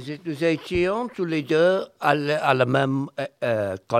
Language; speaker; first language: French; non-native, learner; English